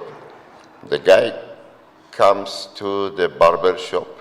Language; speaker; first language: English; non-native, fluent; Polish